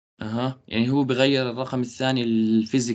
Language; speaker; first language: Arabic; native; Arabic